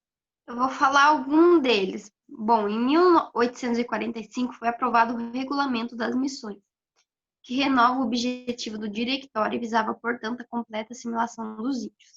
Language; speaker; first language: Portuguese; native; Portuguese